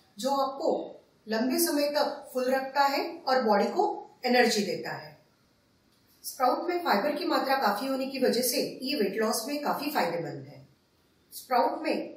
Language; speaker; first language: Hindi; native; Hindi